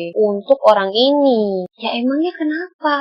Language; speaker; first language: Indonesian; native; Indonesian